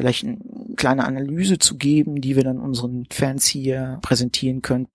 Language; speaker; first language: German; native; German